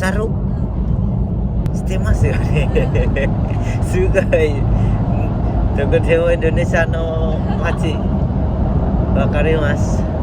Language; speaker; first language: Japanese; non-native, learner; Indonesian